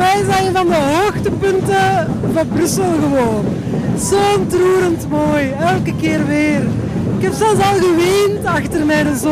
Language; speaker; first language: Dutch; native; Dutch